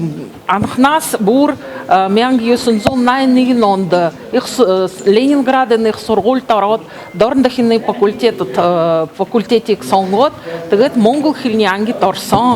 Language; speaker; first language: Mongolian; non-native, fluent; Russian